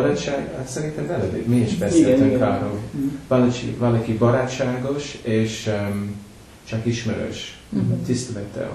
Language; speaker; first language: Hungarian; non-native, learner; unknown